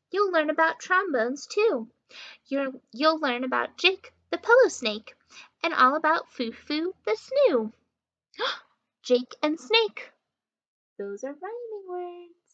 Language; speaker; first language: English; native; English